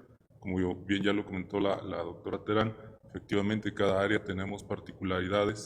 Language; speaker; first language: Spanish; native; Spanish